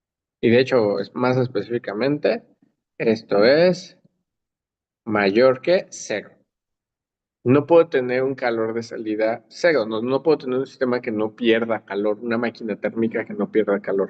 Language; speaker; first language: Spanish; native; Spanish